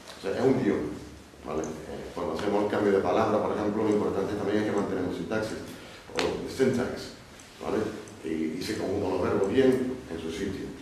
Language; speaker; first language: Spanish; native; Spanish